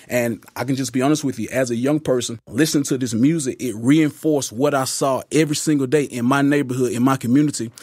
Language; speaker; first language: English; native; English